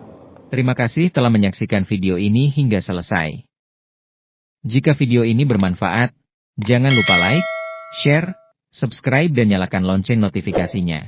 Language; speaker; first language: Indonesian; native; Indonesian